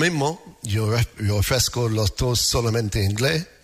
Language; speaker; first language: Spanish; non-native, learner; English